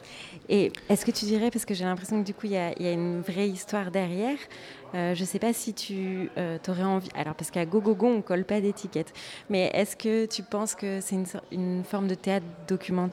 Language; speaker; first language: French; native; French